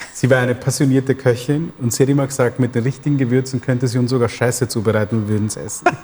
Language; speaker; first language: German; early bilingual, other home language; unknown